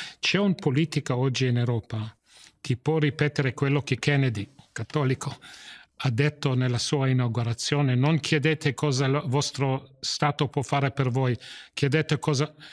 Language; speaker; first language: Italian; non-native, fluent; English